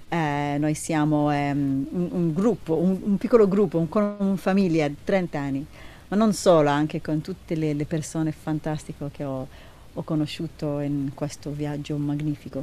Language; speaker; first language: Italian; non-native, learner; Hebrew